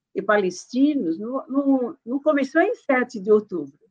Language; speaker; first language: Portuguese; early bilingual, other home language; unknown